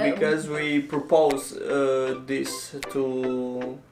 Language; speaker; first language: English; non-native, learner; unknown